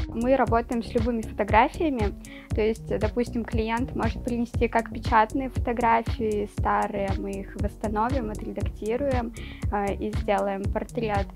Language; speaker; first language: Russian; native; Russian